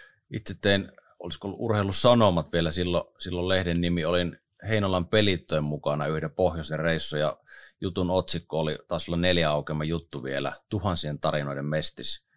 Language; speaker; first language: Finnish; native; Finnish